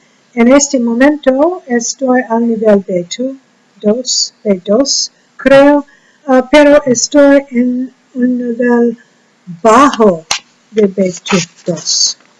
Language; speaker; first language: Spanish; non-native, learner; English